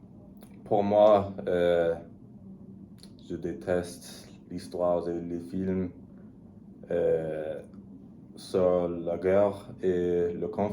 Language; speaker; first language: French; non-native, learner; English